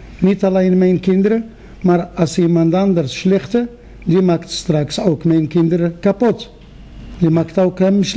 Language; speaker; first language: Dutch; non-native, fluent; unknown